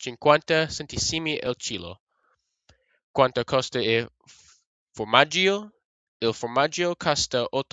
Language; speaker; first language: Italian; non-native, learner; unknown